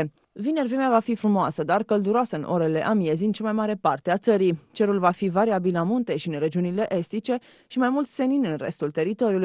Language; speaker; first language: Romanian; native; Romanian